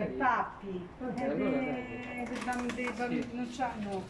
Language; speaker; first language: Italian; native; Italian